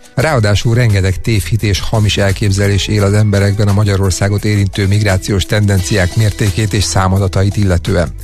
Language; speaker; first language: Hungarian; native; Hungarian